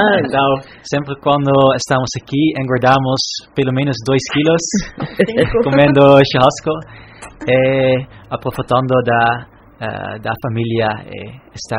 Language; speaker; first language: Portuguese; non-native, learner; Dutch